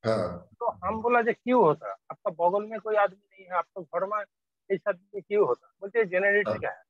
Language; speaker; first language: Hindi; non-native, local second language; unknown